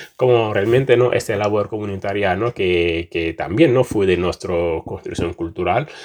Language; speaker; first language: Spanish; non-native, fluent; Wolof